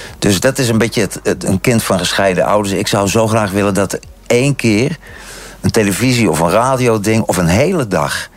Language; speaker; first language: Dutch; native; Dutch